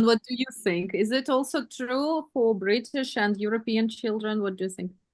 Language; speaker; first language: English; non-native, fluent; Russian